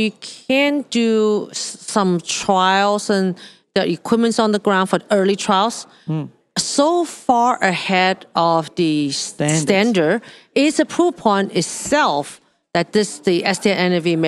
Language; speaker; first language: English; non-native, local second language; Cantonese